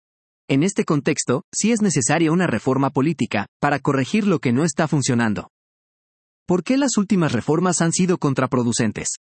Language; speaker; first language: Spanish; native; Spanish